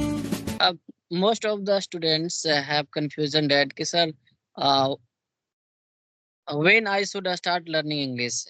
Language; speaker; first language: English; non-native, local second language; Hindi